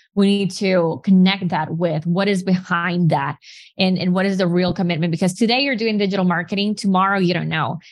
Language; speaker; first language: English; non-native, fluent; Spanish